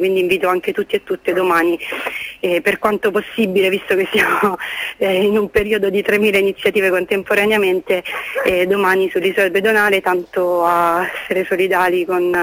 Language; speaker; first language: Italian; native; Italian